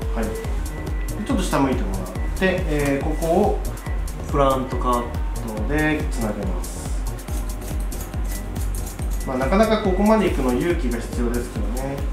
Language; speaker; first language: Japanese; native; Japanese